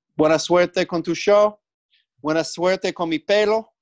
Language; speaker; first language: Spanish; non-native, learner; English